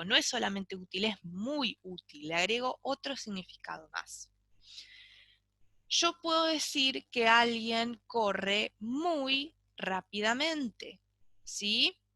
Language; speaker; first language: Spanish; native; Spanish